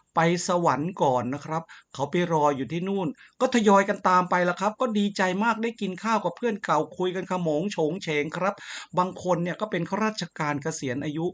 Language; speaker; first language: Thai; native; Thai